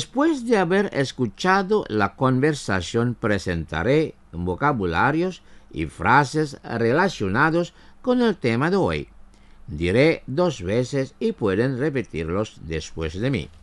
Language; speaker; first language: Spanish; non-native, fluent; Indonesian